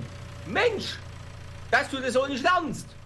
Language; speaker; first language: German; native; German